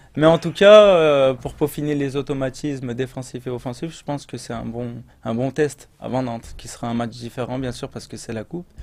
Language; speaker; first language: French; native; French